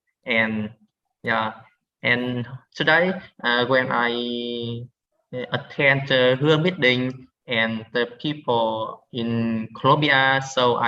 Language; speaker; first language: English; non-native, learner; Vietnamese